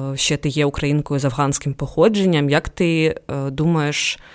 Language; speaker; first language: Ukrainian; native; Ukrainian